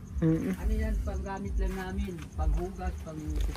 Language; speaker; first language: Filipino; native; Filipino